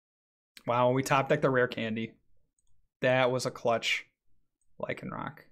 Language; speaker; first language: English; native; English